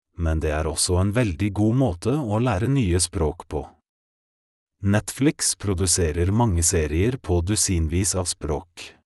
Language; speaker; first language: Norwegian; non-native, fluent; Polish